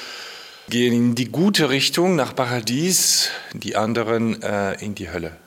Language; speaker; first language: German; non-native, fluent; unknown